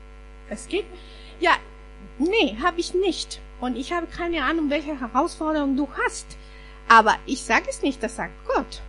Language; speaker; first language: German; non-native, fluent; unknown